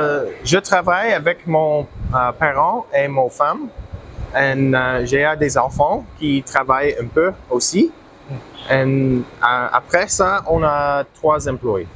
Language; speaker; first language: French; non-native, learner; English